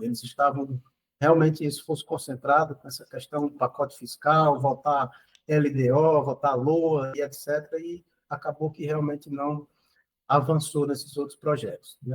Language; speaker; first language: Portuguese; native; Portuguese